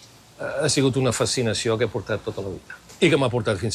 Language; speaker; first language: Catalan; native; Catalan